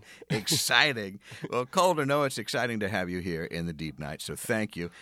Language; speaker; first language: English; native; English